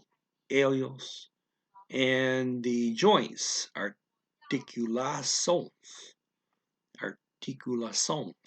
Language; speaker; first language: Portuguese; non-native, learner; English